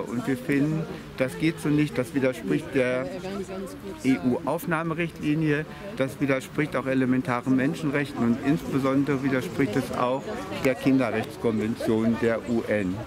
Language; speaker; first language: German; native; German